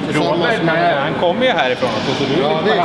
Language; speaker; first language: Swedish; native; Swedish